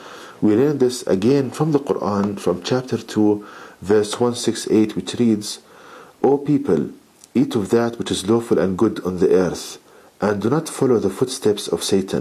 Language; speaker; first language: English; non-native, fluent; Arabic